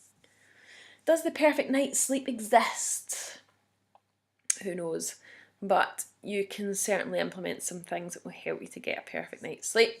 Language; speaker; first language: English; native; English